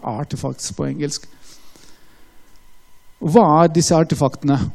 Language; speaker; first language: Norwegian; non-native, fluent; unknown